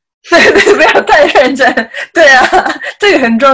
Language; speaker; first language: Chinese; non-native, learner; Japanese